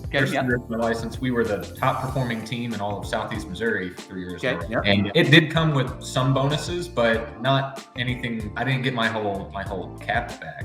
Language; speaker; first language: English; native; English